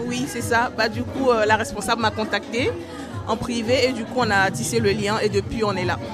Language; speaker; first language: French; native; French